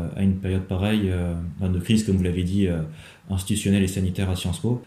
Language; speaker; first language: French; native; French